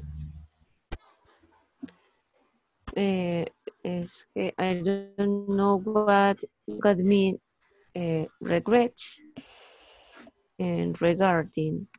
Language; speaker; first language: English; non-native, learner; Spanish